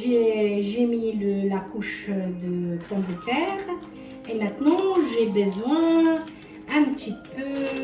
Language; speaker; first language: French; non-native, fluent; Arabic